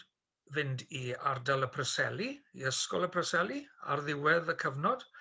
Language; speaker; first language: Welsh; native; Welsh